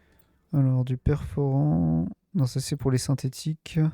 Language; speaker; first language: French; native; French